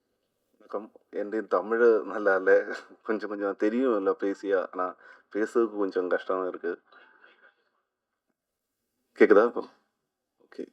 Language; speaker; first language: Tamil; non-native, learner; Malayalam